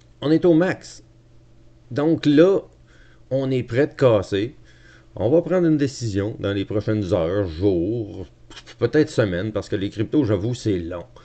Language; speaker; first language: French; native; French